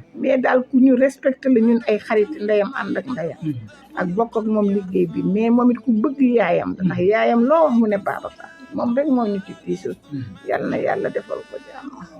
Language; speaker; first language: Wolof; native; Wolof